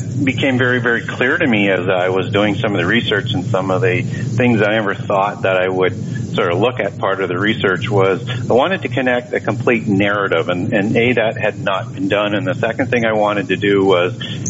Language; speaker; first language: English; native; English